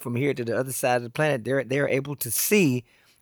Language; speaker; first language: English; native; English